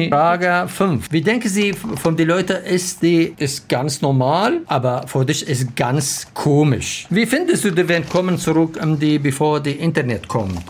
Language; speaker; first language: German; non-native, learner; Arabic